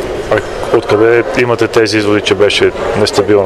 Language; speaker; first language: Bulgarian; native; Bulgarian